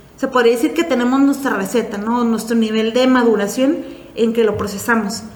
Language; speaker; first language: Spanish; native; Spanish